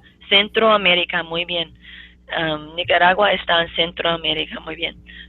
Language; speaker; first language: Spanish; non-native, fluent; English